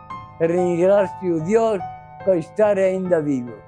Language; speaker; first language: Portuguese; non-native, fluent; Italian